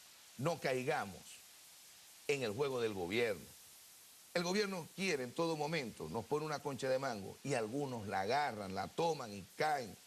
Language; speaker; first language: Spanish; native; Spanish